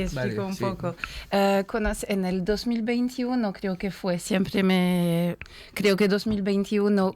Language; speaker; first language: Spanish; non-native, fluent; French